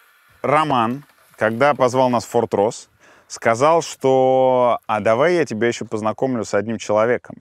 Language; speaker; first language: Russian; native; Russian